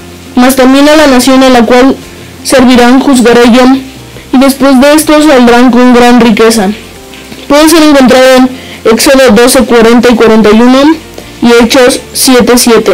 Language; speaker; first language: Spanish; native; Spanish